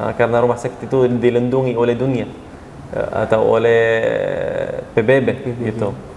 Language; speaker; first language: Indonesian; non-native, fluent; Arabic